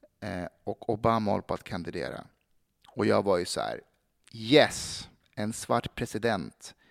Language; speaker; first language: Swedish; early bilingual, other home language; Persian